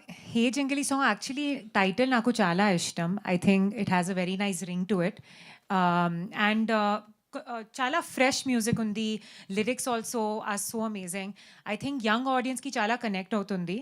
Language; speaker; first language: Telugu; non-native, learner; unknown